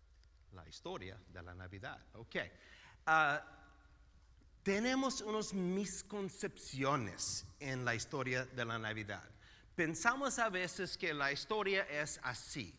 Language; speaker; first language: Spanish; non-native, fluent; English